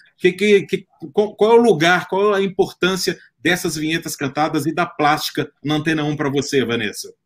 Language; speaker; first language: Portuguese; native; Portuguese